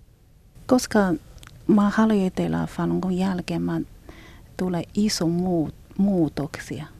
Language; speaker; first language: Finnish; non-native, learner; Chinese